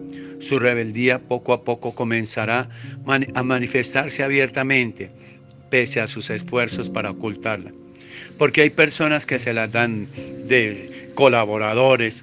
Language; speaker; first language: Spanish; native; Spanish